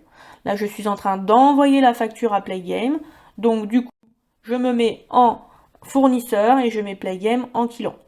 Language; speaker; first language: French; native; French